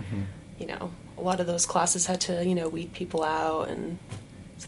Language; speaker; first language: English; native; English